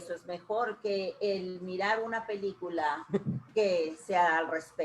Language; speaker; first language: Spanish; native; Spanish